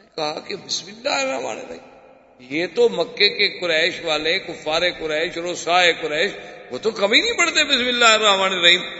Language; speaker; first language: Urdu; native; Urdu